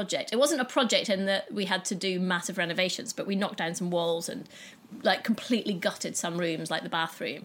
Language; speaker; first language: English; native; English